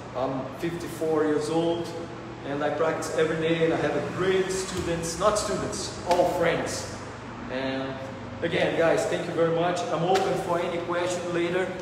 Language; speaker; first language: English; non-native, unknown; Portuguese